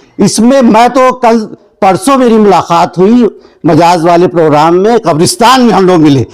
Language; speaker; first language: Urdu; native; Urdu